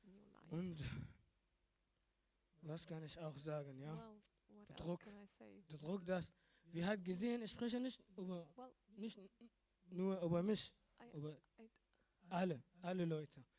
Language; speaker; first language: German; non-native, learner; Arabic